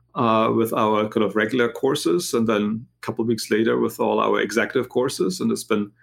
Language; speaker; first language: English; non-native, fluent; German